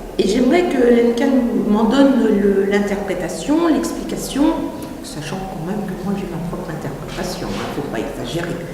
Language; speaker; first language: French; native; French